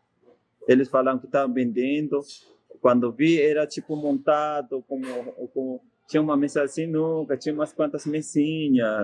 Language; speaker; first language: Portuguese; non-native, fluent; Spanish